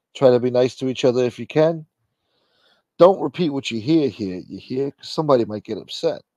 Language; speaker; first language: English; native; English